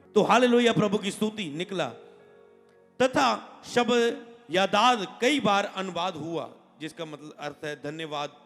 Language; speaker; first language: Hindi; non-native, local second language; Punjabi